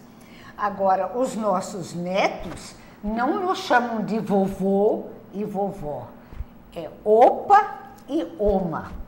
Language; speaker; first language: Portuguese; non-native, local second language; German